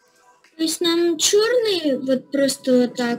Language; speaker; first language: Russian; early bilingual, heritage; Russian